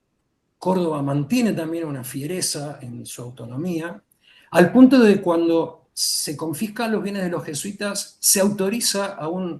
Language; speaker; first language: Spanish; native; Spanish